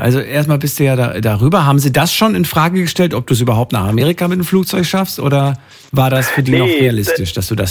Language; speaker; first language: German; native; German